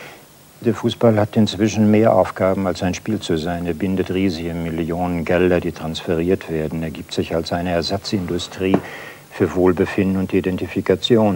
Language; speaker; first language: German; native; German